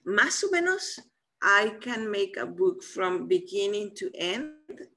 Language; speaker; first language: English; non-native, fluent; Spanish